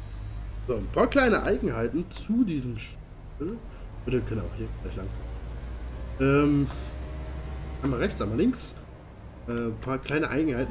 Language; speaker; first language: German; native; German